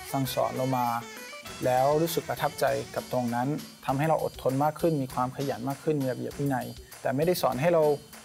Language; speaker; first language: Thai; early bilingual, other home language; French